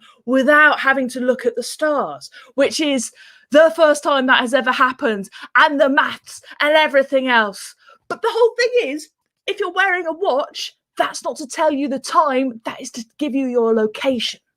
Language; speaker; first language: English; native; English